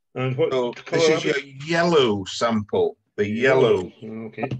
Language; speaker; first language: English; native; English